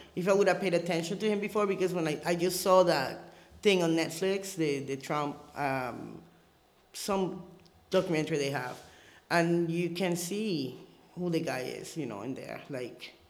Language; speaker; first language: English; early bilingual, other home language; Spanish